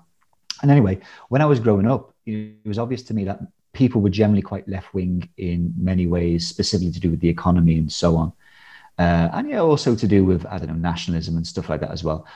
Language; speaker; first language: English; native; English